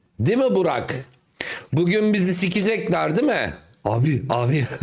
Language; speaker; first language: Turkish; native; Turkish